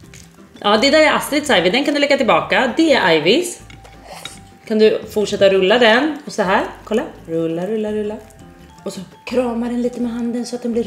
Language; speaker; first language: Swedish; native; Swedish